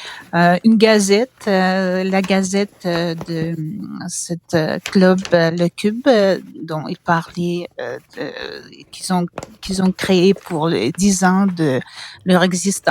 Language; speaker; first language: French; non-native, fluent; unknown